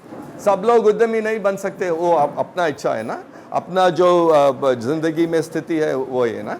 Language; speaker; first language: Hindi; non-native, local second language; Tamil